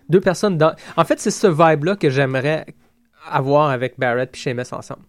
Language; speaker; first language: French; native; French